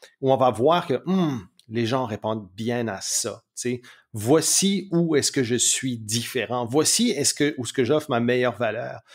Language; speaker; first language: French; native; French